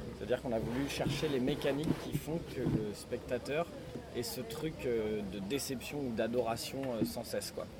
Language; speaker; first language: French; native; French